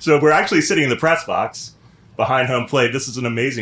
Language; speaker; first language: English; native; English